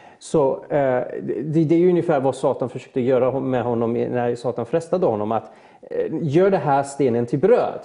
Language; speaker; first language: Swedish; early bilingual, other home language; Persian